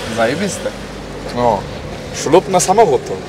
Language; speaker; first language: Polish; non-native, learner; Turkish